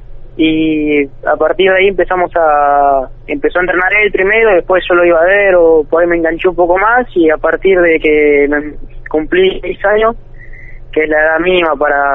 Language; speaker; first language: Spanish; native; Spanish